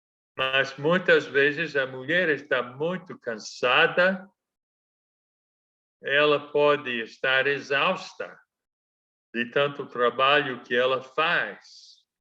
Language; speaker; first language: Portuguese; non-native, fluent; English